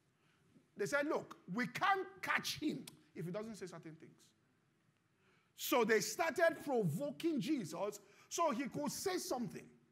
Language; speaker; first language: English; non-native, local second language; Yoruba